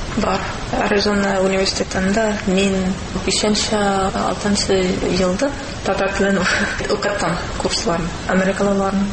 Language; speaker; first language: Tatar; non-native, fluent; English